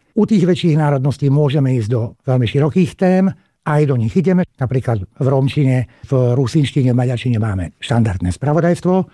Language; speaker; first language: Slovak; non-native, local second language; Hungarian